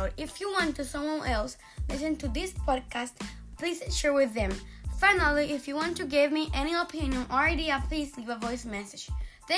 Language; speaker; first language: English; non-native, fluent; Spanish